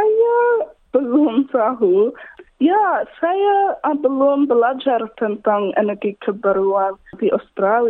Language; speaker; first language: Indonesian; non-native, learner; English